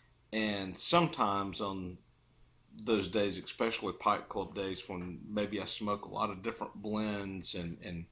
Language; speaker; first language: English; native; English